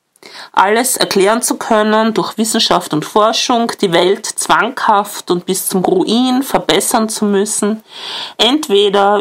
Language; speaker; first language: German; native; German